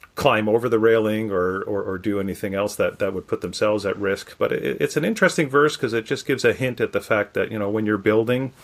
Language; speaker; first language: English; native; English